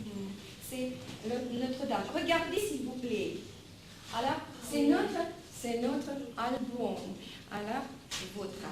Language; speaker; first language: French; non-native, fluent; Russian